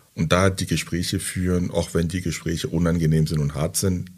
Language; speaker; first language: German; early bilingual, other home language; French